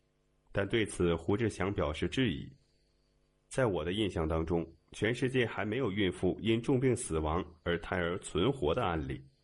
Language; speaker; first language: Chinese; native; Chinese